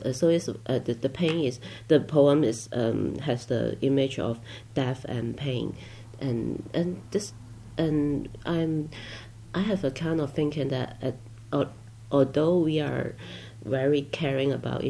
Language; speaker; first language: English; non-native, local second language; Cantonese